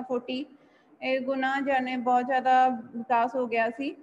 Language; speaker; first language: Hindi; non-native, local second language; Punjabi